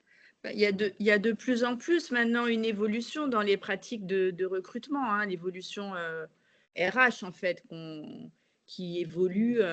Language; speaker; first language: French; native; French